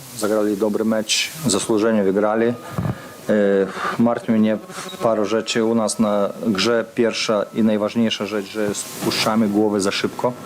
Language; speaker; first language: Polish; non-native, fluent; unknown